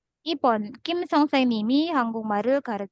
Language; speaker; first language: Korean; non-native, fluent; Indonesian